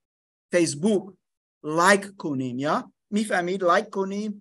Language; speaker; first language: Persian; non-native, fluent; English